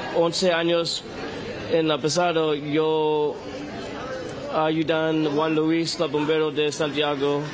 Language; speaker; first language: Spanish; non-native, learner; English